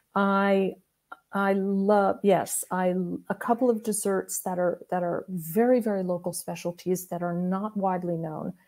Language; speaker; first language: English; native; English